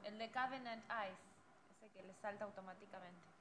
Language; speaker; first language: Spanish; native; Spanish